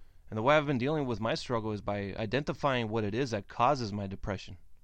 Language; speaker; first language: English; early bilingual, other home language; Spanish